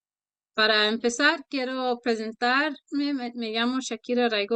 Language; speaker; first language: Spanish; early bilingual, heritage; Spanish